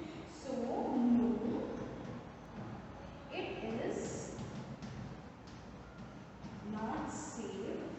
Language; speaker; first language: English; non-native, local second language; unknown